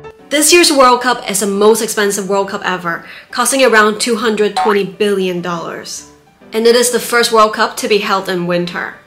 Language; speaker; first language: English; non-native, local second language; Cantonese